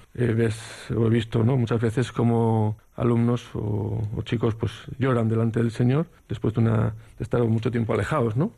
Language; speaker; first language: Spanish; native; Spanish